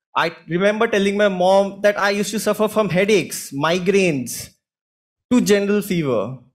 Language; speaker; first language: English; non-native, local second language; Hindi